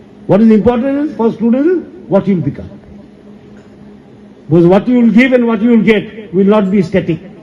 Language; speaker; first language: English; non-native, local second language; Bangla